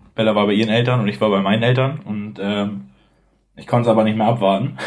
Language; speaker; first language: German; native; German